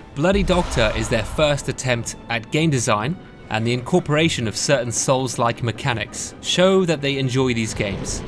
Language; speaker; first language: English; native; English